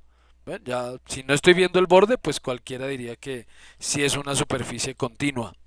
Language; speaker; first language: Spanish; native; Spanish